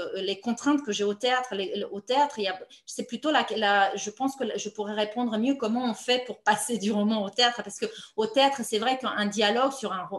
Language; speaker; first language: French; non-native, fluent; Romanian